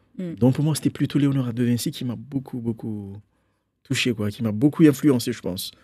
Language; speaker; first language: French; non-native, local second language; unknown